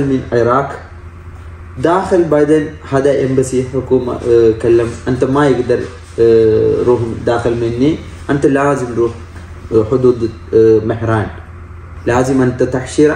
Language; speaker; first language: Arabic; non-native, learner; Malayalam